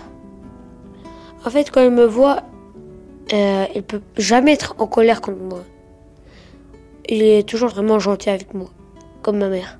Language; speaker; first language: French; early bilingual, other home language; Ukrainian